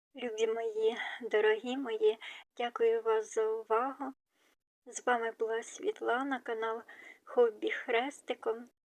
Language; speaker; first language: Ukrainian; non-native, local second language; Russian